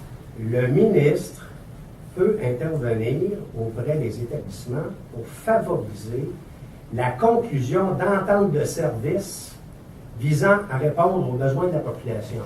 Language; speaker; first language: French; native; French